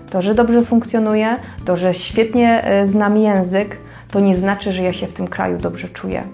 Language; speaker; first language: Polish; native; Polish